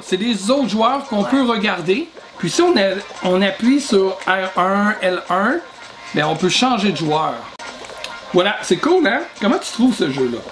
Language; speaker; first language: French; native; French